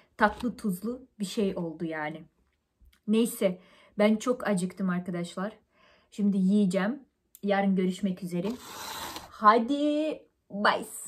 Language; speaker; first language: Turkish; native; Turkish